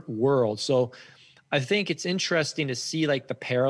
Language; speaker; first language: English; native; English